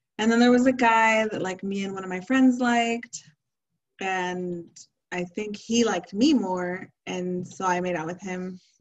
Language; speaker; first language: English; early bilingual, other home language; Spanish